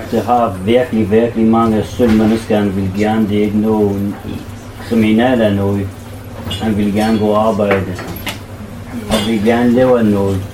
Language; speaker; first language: Danish; non-native, learner; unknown